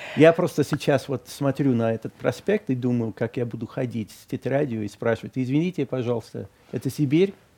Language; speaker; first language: Russian; non-native, fluent; English